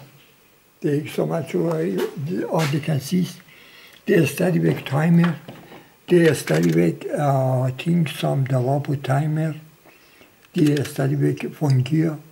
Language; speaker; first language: Danish; non-native, local second language; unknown